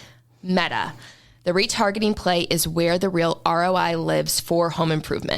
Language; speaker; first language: English; native; English